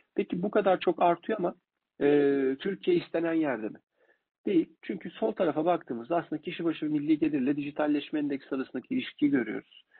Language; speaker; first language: Turkish; native; Turkish